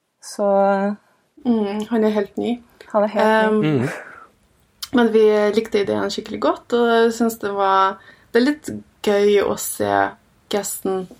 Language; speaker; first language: Norwegian; early bilingual, other home language; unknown